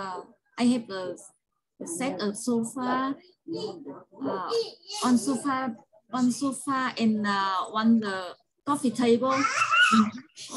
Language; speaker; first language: English; non-native, learner; Vietnamese